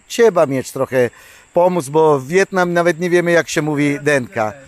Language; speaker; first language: Polish; non-native, learner; Italian